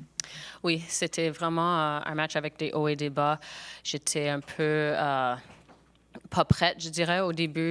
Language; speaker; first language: French; non-native, local second language; English